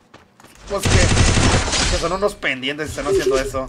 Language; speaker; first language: Spanish; native; Spanish